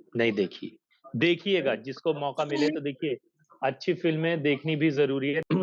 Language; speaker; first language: Hindi; native; Hindi